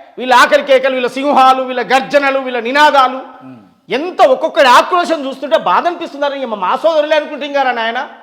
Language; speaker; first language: Telugu; native; Telugu